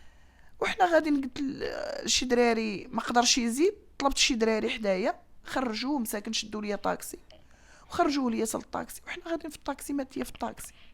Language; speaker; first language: Arabic; native; Arabic